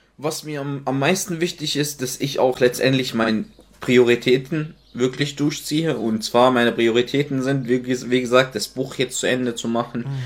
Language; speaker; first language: German; non-native, fluent; Arabic